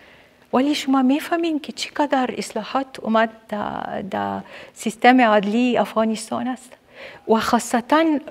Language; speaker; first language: Persian; non-native, fluent; Arabic